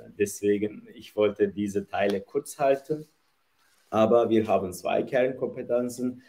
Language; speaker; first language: German; non-native, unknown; Turkish